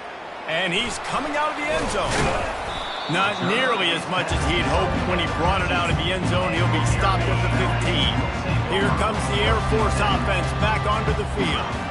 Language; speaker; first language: English; native; English